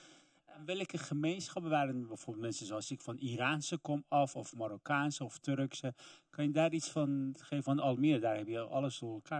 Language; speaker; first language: Dutch; early bilingual, other home language; Persian